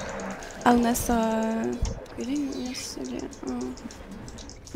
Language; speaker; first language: Russian; non-native, learner; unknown